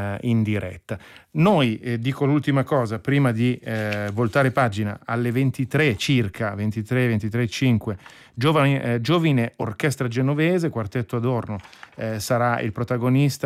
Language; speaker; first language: Italian; native; Italian